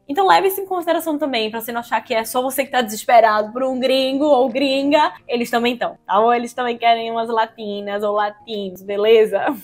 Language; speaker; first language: Portuguese; native; Portuguese